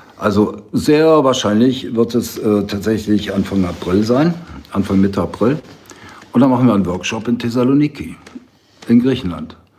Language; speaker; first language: German; native; German